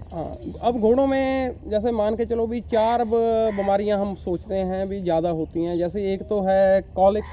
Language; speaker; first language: Hindi; non-native, local second language; Punjabi